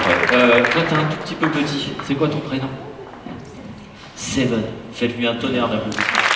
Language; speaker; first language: French; native; French